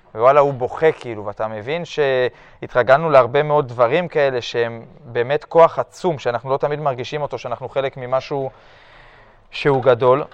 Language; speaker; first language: Hebrew; early bilingual, other home language; French